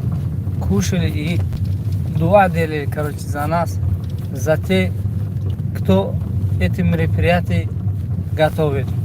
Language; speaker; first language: Russian; non-native, learner; Tajik